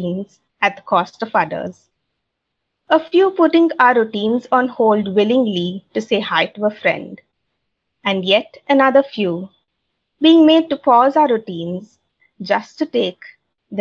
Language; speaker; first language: English; non-native, local second language; Tamil